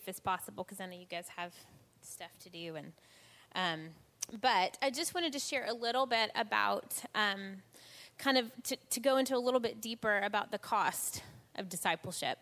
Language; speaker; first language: English; native; English